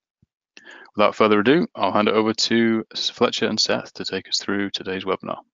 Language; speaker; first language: English; native; English